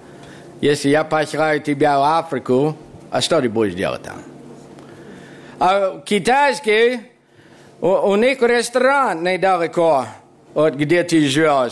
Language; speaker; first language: Russian; non-native, fluent; English